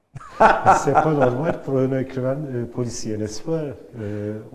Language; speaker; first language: French; non-native, learner; Turkish